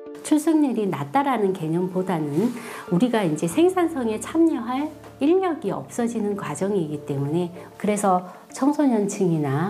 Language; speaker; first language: Korean; native; Korean